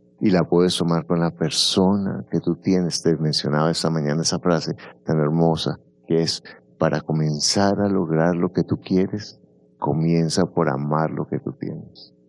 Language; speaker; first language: Spanish; native; Spanish